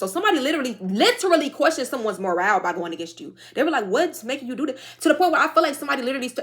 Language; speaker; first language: English; native; English